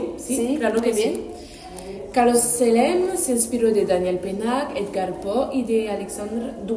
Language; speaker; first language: Spanish; non-native, learner; French